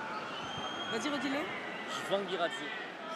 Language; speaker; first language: French; native; French